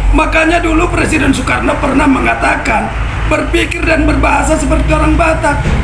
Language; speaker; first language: Indonesian; non-native, local second language; Batak Toba